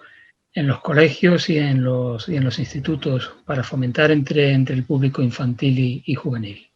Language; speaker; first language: Spanish; native; Spanish